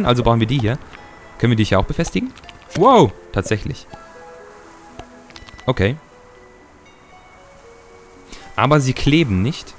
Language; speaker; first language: German; native; German